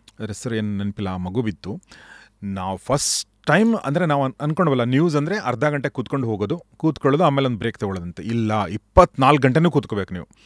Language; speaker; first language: Kannada; native; Kannada